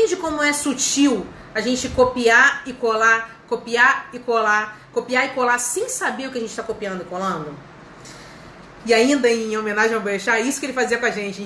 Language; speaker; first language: Portuguese; native; Portuguese